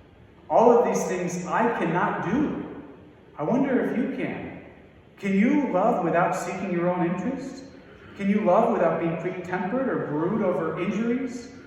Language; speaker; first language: English; native; English